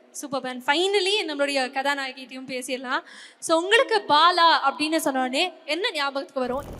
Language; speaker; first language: Tamil; native; Tamil